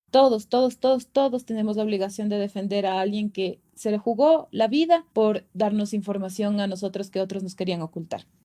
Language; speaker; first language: Spanish; native; Spanish